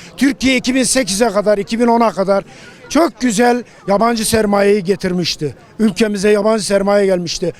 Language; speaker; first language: Turkish; native; Turkish